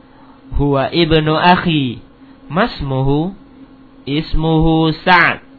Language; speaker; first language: Arabic; non-native, fluent; Indonesian